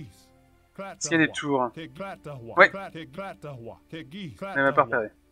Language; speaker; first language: French; native; French